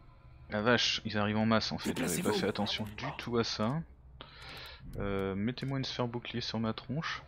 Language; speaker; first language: French; native; French